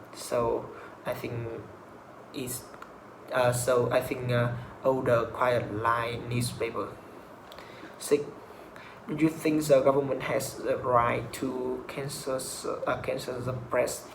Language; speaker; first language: English; non-native, learner; Vietnamese